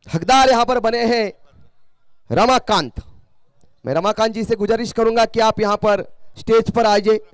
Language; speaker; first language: Hindi; non-native, local second language; Marathi